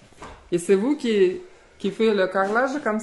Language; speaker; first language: French; non-native, learner; Russian